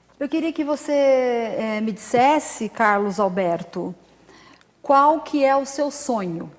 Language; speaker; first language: Portuguese; native; Portuguese